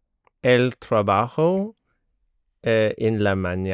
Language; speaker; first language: Spanish; non-native, learner; English